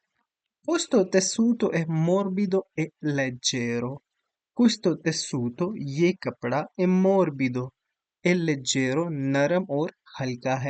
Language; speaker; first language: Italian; non-native, fluent; Urdu